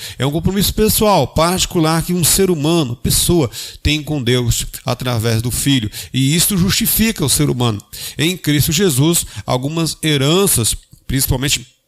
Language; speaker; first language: Portuguese; native; Portuguese